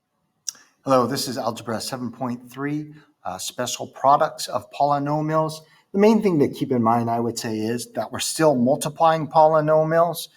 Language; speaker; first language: English; native; English